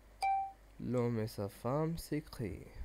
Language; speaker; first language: French; non-native, learner; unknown